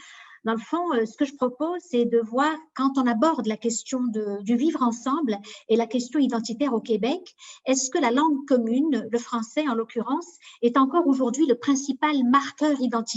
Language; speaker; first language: French; native; French